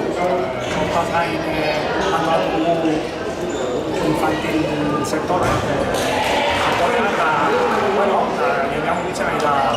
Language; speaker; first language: Basque; non-native, local second language; Spanish